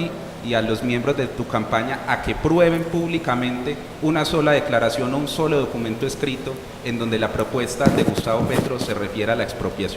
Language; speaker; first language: Spanish; native; Spanish